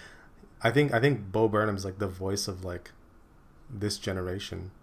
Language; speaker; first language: English; early bilingual, other home language; Filipino